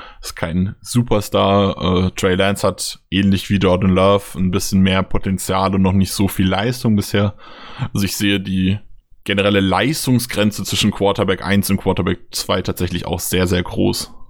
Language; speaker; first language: German; native; German